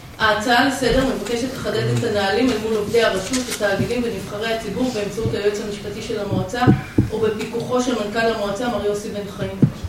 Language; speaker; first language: Hebrew; native; Hebrew